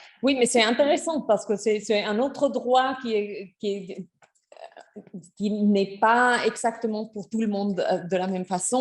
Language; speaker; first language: French; non-native, fluent; German